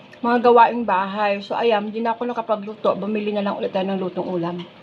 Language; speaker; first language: Filipino; non-native, local second language; Bikol